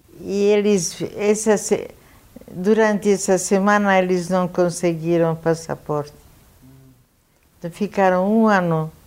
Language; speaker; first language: Portuguese; non-native, fluent; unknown